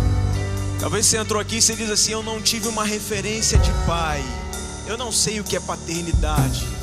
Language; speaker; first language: Portuguese; native; Portuguese